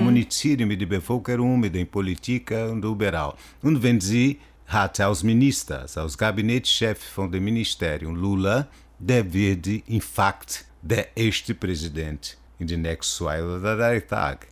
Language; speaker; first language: German; non-native, learner; Portuguese